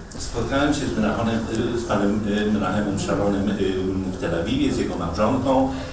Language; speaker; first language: Polish; native; Polish